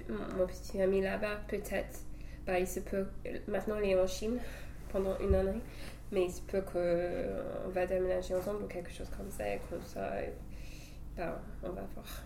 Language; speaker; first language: French; non-native, fluent; English